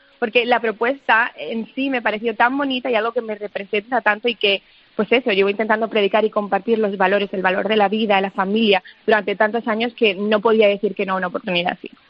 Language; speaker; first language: Spanish; early bilingual, other home language; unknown